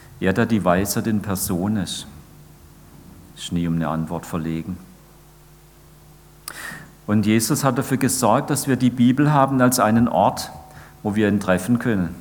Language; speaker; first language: German; native; German